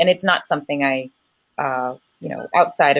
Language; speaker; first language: English; native; English